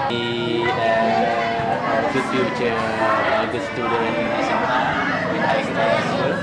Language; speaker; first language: English; non-native, fluent; Indonesian